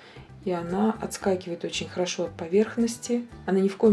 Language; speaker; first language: Russian; native; Russian